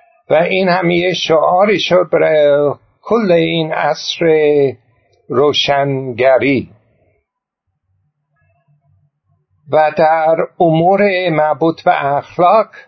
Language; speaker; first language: Persian; non-native, fluent; English